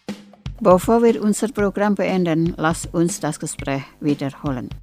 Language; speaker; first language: German; non-native, fluent; Indonesian